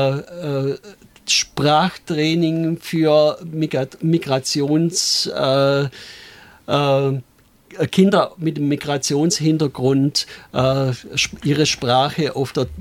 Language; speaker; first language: German; native; German